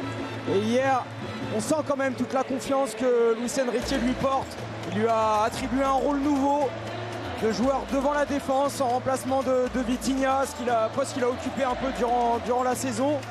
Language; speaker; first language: French; native; French